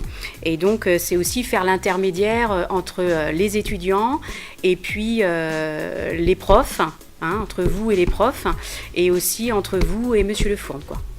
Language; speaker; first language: French; native; French